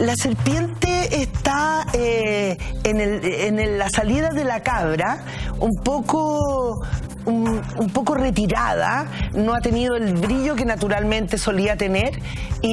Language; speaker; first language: Spanish; native; Spanish